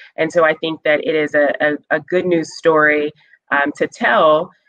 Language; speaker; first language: English; native; English